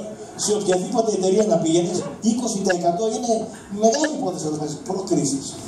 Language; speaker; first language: Greek; native; Greek